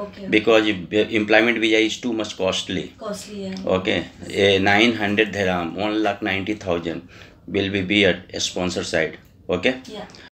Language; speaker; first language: English; non-native, learner; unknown